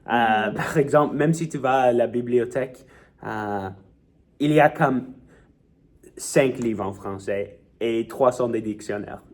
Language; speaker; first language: French; non-native, local second language; English